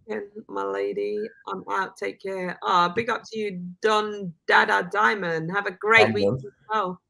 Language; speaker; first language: English; native; English